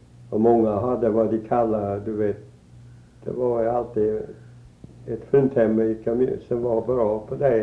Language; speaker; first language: Swedish; early bilingual, heritage; Swedish